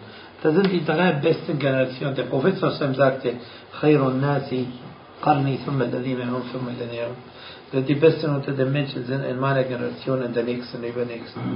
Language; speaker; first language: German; non-native, fluent; Arabic